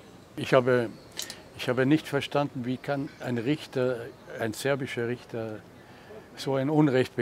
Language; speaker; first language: German; non-native, fluent; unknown